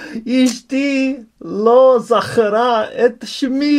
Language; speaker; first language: Hebrew; non-native, learner; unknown